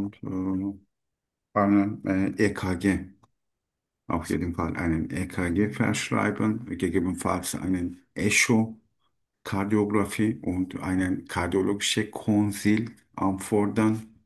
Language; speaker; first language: German; non-native, learner; Turkish